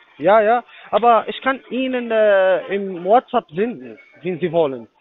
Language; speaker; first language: German; non-native, learner; Arabic